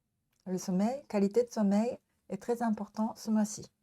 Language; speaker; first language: French; non-native, learner; Japanese